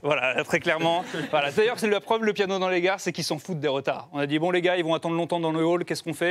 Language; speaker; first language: French; native; French